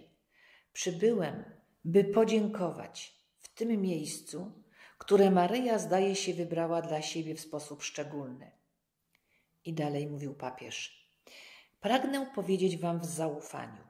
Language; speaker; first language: Polish; native; Polish